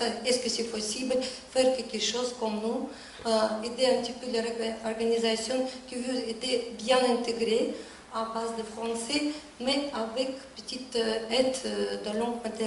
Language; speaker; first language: French; non-native, learner; Russian